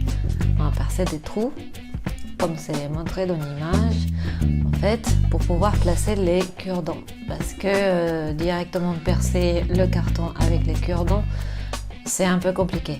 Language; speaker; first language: French; non-native, fluent; Spanish